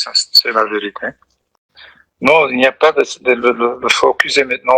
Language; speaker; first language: French; non-native, local second language; Dutch